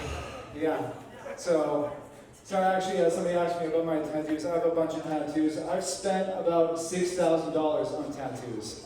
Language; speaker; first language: English; native; English